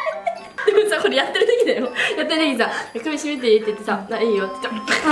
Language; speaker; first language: Japanese; native; Japanese